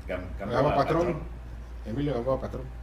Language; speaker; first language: Spanish; native; Spanish